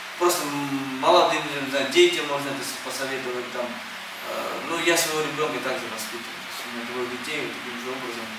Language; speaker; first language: Russian; early bilingual, other home language; Armenian